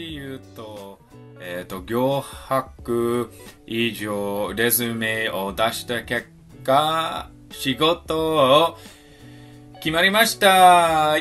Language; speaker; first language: Japanese; non-native, learner; English